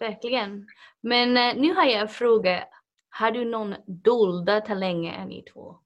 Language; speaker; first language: Swedish; non-native, fluent; English